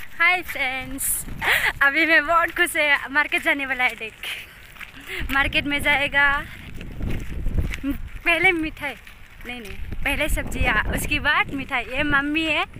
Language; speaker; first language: Hindi; non-native, local second language; Bodo